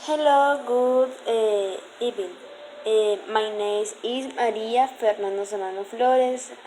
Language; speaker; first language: English; non-native, learner; Spanish